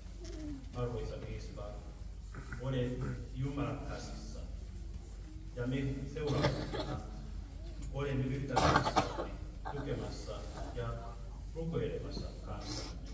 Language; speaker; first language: Finnish; non-native, fluent; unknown